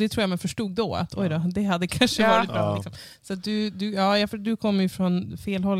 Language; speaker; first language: Swedish; native; Swedish